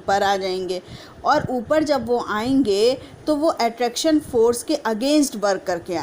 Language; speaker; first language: Hindi; native; Hindi